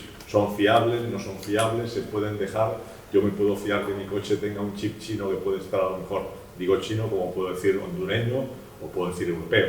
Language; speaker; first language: Spanish; native; Spanish